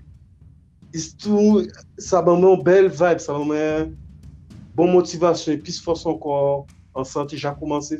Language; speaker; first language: English; non-native, learner; French